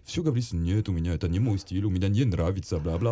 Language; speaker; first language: Russian; non-native, learner; French